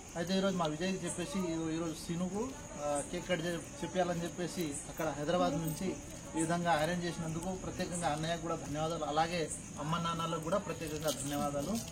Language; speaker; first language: Telugu; non-native, local second language; Lambadi